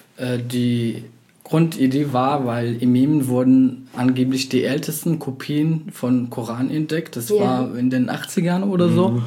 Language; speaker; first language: German; non-native, fluent; Arabic